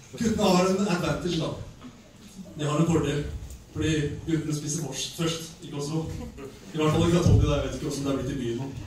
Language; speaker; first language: Norwegian; early bilingual, other home language; Albanian